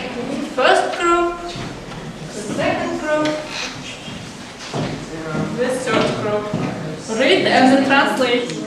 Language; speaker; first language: English; non-native, learner; Kazakh